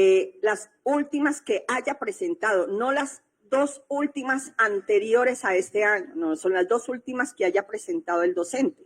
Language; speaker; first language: Spanish; native; Spanish